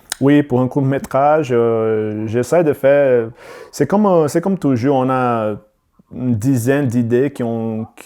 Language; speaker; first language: French; non-native, learner; Portuguese